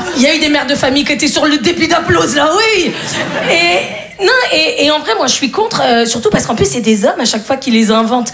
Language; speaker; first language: French; native; French